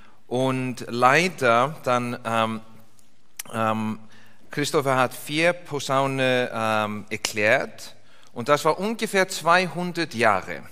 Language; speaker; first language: German; non-native, fluent; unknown